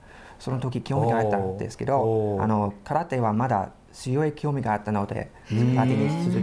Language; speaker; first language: Japanese; non-native, fluent; English